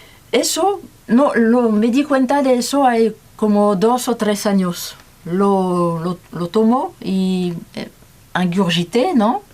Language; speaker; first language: Spanish; non-native, learner; French